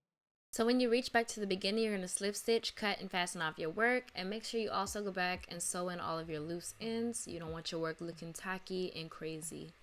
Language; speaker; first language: English; native; English